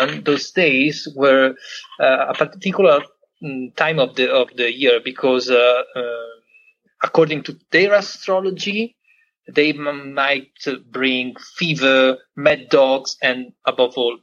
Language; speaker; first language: English; non-native, fluent; Italian